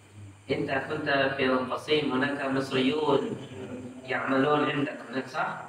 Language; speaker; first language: Arabic; non-native, fluent; Indonesian